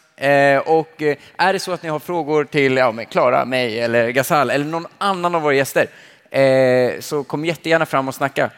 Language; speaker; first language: Swedish; early bilingual, other home language; Finnish